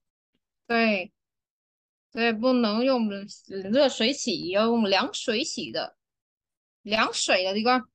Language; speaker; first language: Chinese; non-native, fluent; Vietnamese